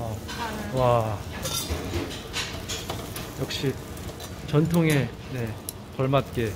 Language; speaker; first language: Korean; native; Korean